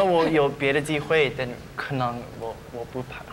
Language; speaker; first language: Chinese; non-native, learner; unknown